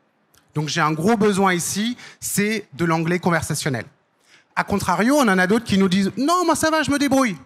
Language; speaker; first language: French; native; French